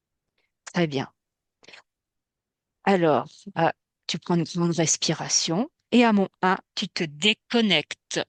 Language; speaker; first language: French; native; French